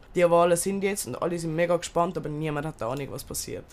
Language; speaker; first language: German; early bilingual, other home language; Turkish